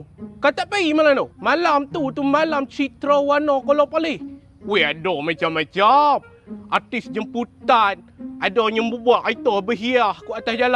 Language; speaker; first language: Malay; native; Malay